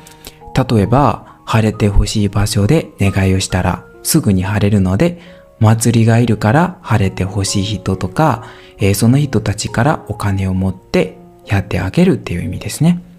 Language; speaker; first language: Japanese; non-native, learner; Burmese